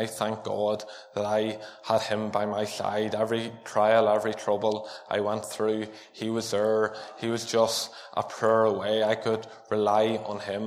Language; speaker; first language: English; native; English